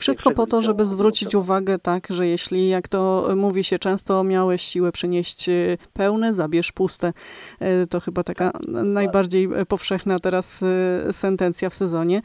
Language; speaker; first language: Polish; native; Polish